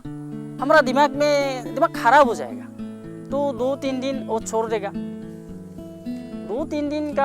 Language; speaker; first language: Hindi; non-native, local second language; Assamese